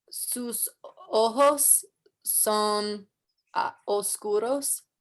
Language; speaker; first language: Spanish; non-native, learner; English